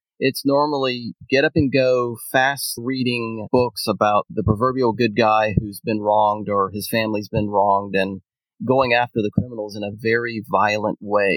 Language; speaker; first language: English; native; English